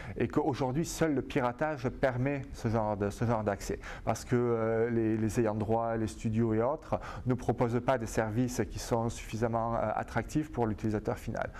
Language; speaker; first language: French; native; French